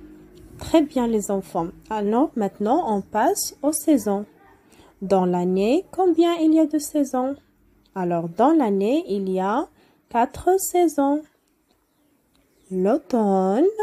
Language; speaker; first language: French; non-native, local second language; Arabic